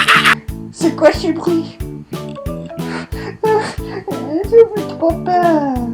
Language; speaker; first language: French; native; French